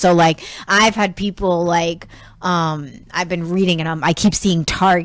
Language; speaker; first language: English; native; English